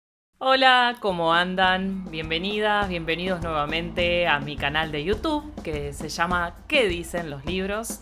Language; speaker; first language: Spanish; native; Spanish